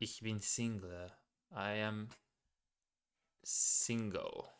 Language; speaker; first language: German; non-native, learner; English